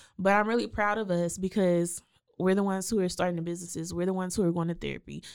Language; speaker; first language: English; native; English